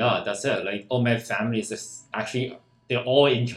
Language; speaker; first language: English; non-native, fluent; Chinese